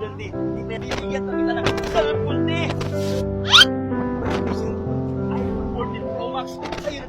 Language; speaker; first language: Filipino; non-native, local second language; Cebuano